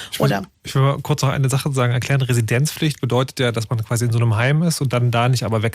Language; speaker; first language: German; native; German